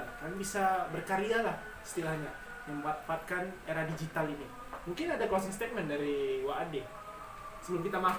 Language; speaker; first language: Indonesian; native; Indonesian